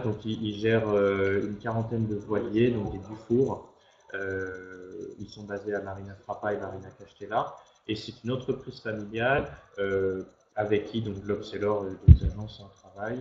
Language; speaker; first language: French; native; French